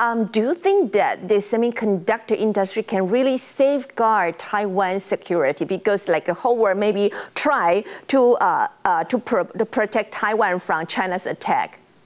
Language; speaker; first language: English; non-native, fluent; Chinese